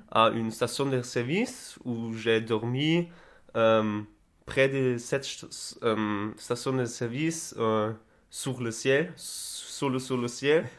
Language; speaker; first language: French; non-native, learner; German